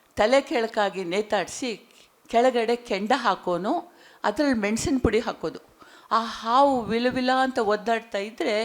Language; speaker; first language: Kannada; non-native, local second language; Konkani